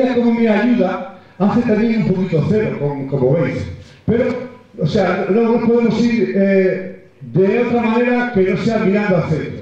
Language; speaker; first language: Spanish; native; Spanish